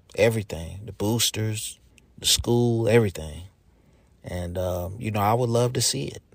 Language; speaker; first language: English; native; English